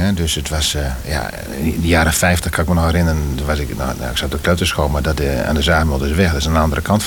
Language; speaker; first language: Dutch; native; Dutch